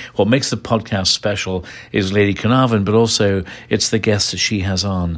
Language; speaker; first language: English; native; English